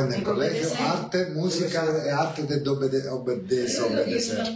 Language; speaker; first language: Spanish; non-native, learner; Italian